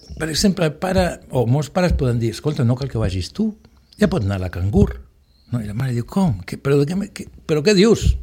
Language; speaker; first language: Catalan; native; Catalan